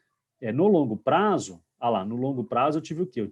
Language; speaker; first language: Portuguese; native; Portuguese